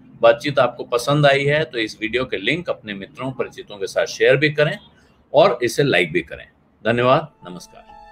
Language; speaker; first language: Hindi; native; Hindi